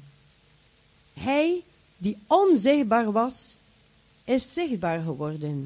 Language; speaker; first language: Dutch; native; Dutch